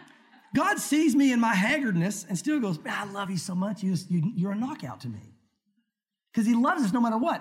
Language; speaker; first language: English; native; English